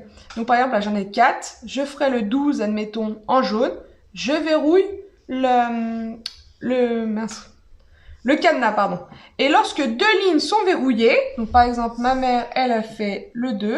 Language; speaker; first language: French; native; French